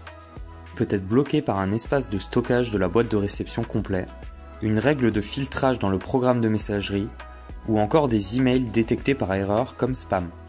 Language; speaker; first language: French; native; French